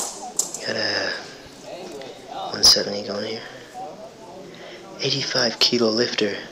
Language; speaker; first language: English; native; English